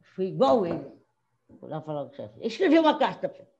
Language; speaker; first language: Portuguese; native; Portuguese